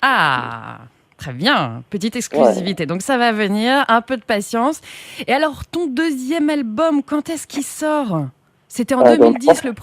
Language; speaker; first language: French; native; French